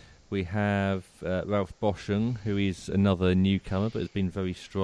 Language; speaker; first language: English; native; English